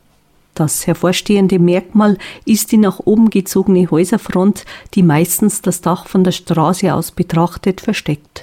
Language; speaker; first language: German; native; German